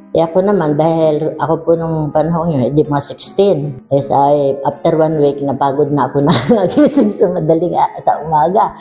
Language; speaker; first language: Filipino; non-native, local second language; Bikol